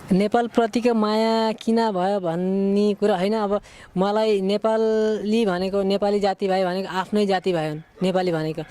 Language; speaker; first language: Nepali; native; Nepali